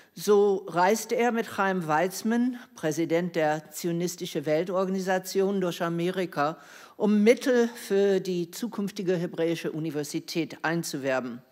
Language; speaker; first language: German; non-native, fluent; English